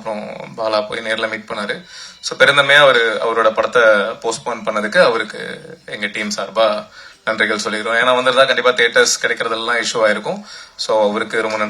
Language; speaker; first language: Tamil; native; Tamil